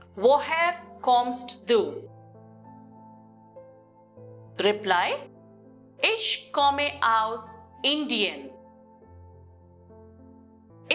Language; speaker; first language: German; non-native, learner; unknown